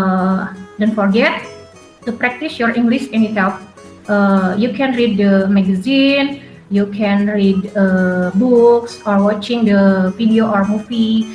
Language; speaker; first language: English; non-native, learner; Indonesian